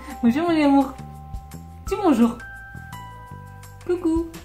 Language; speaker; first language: French; native; French